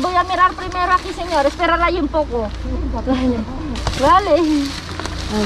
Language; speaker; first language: Spanish; non-native, learner; Filipino